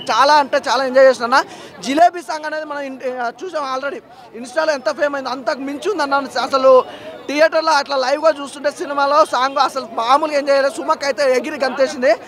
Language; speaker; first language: Telugu; native; Telugu